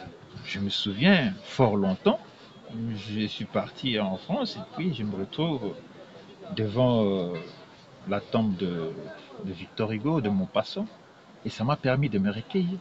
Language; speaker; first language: French; non-native, local second language; Lingala